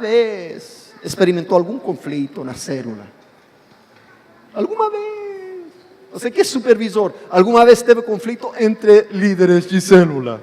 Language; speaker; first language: Portuguese; non-native, fluent; English